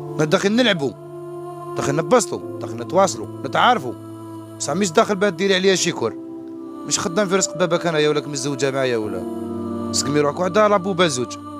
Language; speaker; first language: Arabic; native; Arabic